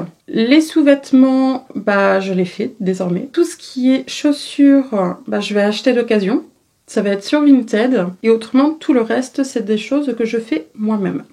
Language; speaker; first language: French; native; French